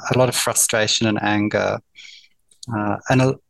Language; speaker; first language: English; native; English